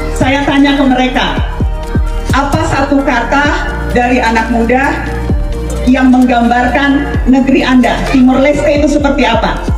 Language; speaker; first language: Indonesian; native; Indonesian